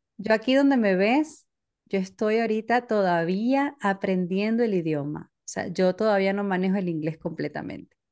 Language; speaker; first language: Spanish; native; Spanish